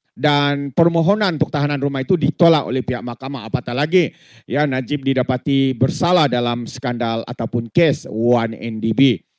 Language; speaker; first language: Malay; native; Malay